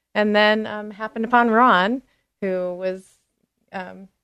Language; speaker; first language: English; native; English